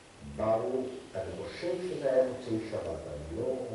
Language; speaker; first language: Hebrew; non-native, fluent; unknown